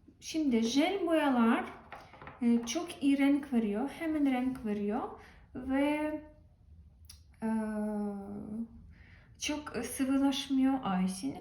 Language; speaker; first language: Turkish; non-native, learner; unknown